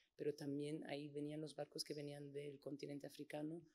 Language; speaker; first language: Spanish; non-native, fluent; English